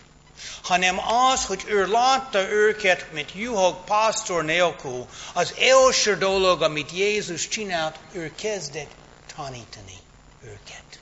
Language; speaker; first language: Hungarian; non-native, fluent; English